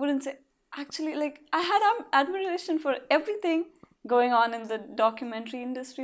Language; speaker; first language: English; non-native, local second language; Marathi